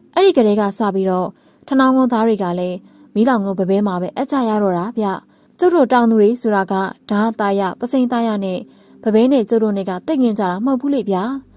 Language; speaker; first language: Burmese; native; Burmese